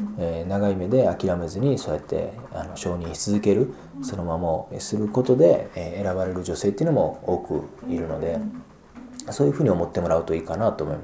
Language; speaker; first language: Japanese; native; Japanese